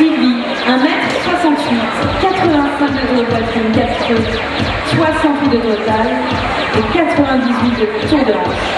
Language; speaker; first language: French; native; French